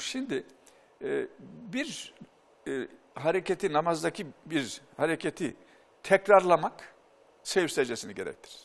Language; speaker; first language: Turkish; native; Turkish